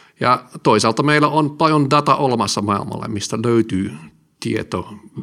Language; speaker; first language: Finnish; non-native, fluent; Dutch